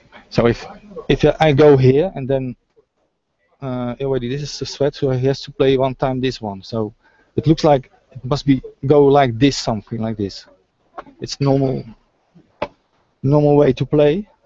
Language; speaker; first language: English; non-native, fluent; Dutch